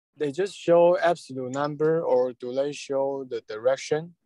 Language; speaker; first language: English; non-native, fluent; Chinese